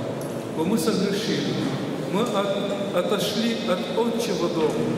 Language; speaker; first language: Russian; non-native, local second language; Ukrainian